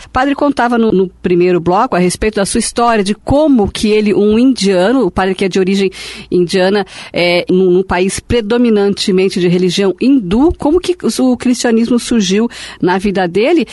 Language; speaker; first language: Portuguese; native; Portuguese